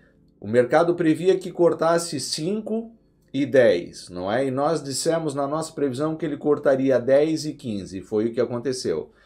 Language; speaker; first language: Portuguese; native; Portuguese